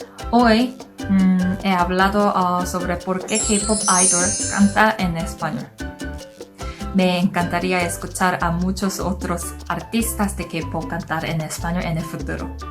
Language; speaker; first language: Spanish; non-native, learner; Korean